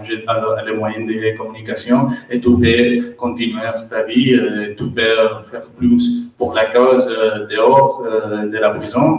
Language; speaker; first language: French; non-native, learner; Catalan